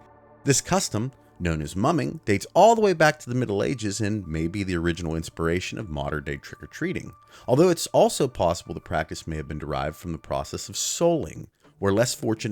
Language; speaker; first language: English; native; English